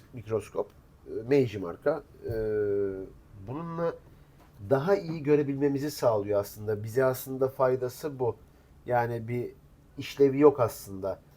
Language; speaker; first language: Turkish; native; Turkish